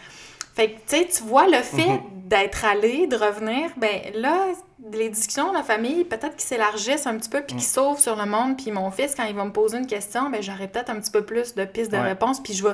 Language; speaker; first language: French; native; French